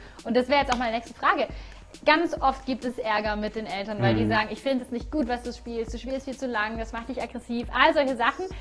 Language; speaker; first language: German; native; German